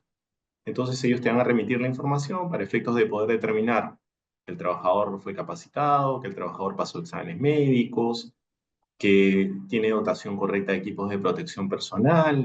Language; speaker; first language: Spanish; native; Spanish